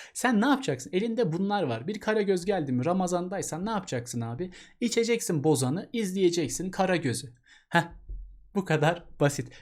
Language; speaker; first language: Turkish; native; Turkish